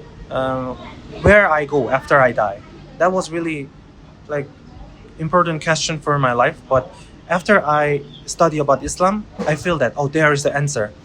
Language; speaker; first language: English; non-native, learner; Korean